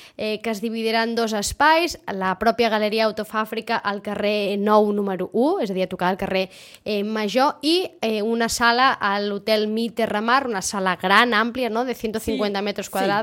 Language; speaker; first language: Spanish; non-native, local second language; Catalan